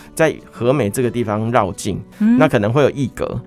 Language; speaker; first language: Chinese; native; Chinese